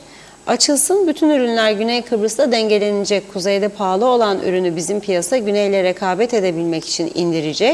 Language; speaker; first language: Turkish; native; Turkish